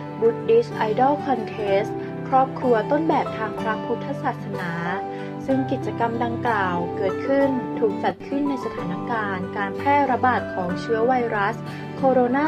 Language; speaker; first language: Thai; native; Thai